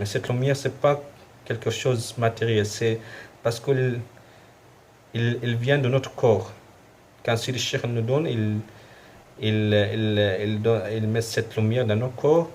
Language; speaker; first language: French; non-native, local second language; Arabic